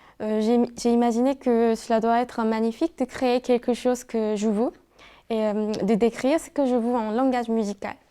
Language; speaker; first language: French; non-native, fluent; Korean